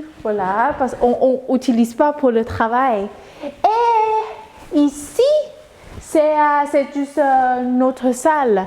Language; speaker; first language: French; non-native, learner; Thai